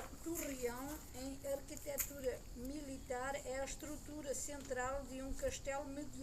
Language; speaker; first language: Portuguese; early bilingual, heritage; French